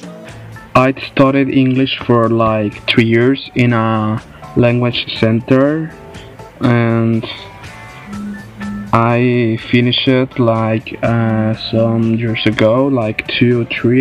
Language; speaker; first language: English; non-native, fluent; Spanish